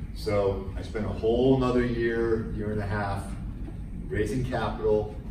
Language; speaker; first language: English; native; English